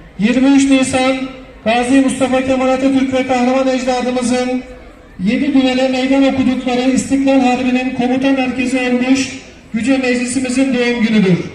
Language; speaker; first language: Turkish; native; Turkish